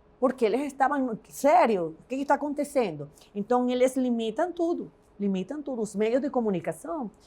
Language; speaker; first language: Portuguese; non-native, fluent; Spanish